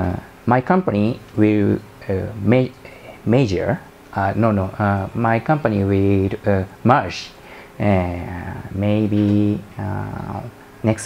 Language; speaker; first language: English; non-native, learner; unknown